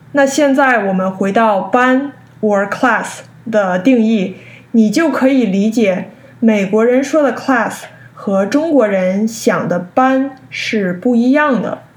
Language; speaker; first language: Chinese; early bilingual, heritage; Chinese